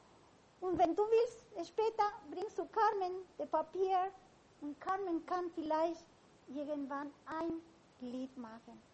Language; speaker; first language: German; non-native, learner; Spanish